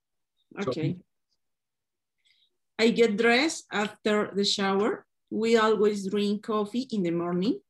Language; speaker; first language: English; non-native, learner; Spanish